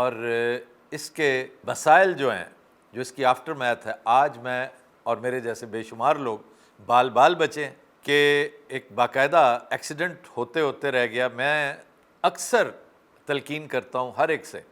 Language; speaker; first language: Urdu; native; Urdu